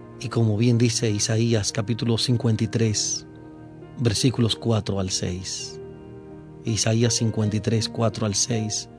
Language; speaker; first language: Spanish; native; Spanish